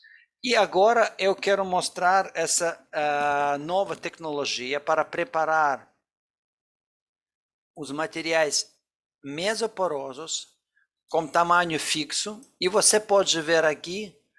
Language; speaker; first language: Portuguese; non-native, fluent; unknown